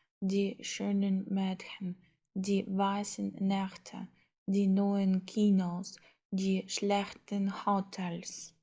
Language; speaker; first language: German; non-native, fluent; Ukrainian